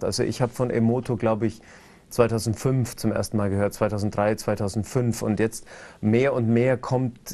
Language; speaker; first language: German; native; German